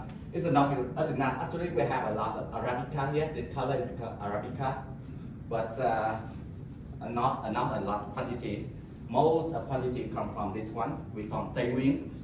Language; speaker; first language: English; non-native, learner; Vietnamese